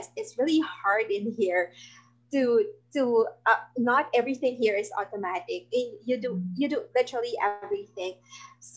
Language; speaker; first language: English; non-native, local second language; Filipino